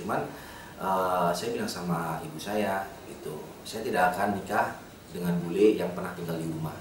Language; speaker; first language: Indonesian; native; Indonesian